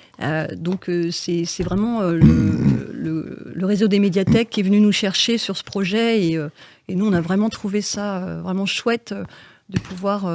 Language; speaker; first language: French; native; French